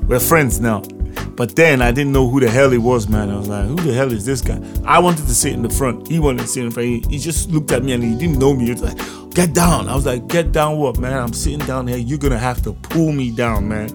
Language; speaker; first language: English; non-native, local second language; Yoruba